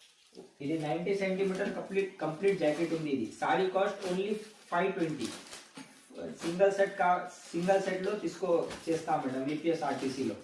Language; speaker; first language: Telugu; non-native, local second language; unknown